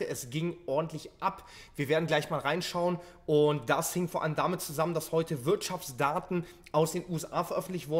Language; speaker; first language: German; native; German